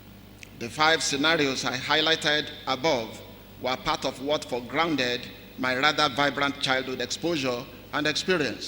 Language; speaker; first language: English; non-native, local second language; Yoruba